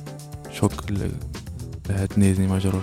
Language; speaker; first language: Hungarian; non-native, learner; Arabic